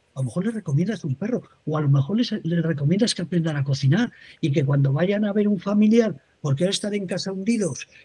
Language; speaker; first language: Spanish; native; Spanish